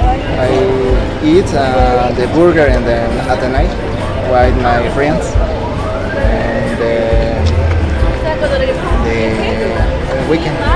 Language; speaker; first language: English; non-native, learner; Spanish